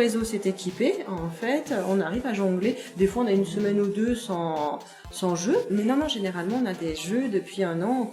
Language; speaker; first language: French; native; French